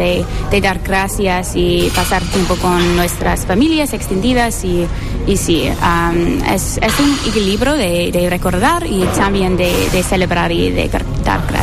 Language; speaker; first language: Spanish; non-native, fluent; English